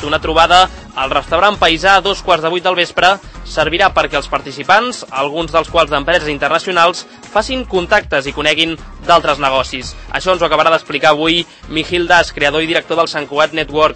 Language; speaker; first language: Catalan; native; Catalan